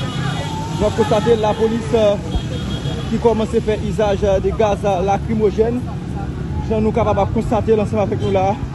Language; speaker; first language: Haitian Creole; native; Haitian Creole